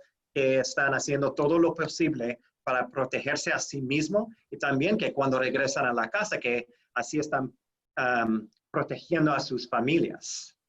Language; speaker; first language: Spanish; non-native, fluent; English